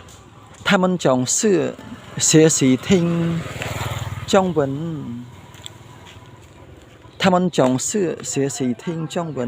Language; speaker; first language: Chinese; non-native, learner; Khmer